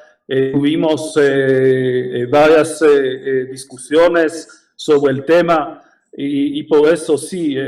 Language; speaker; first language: Spanish; non-native, fluent; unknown